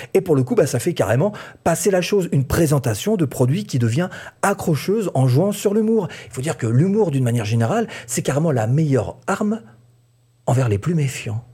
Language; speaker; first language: French; native; French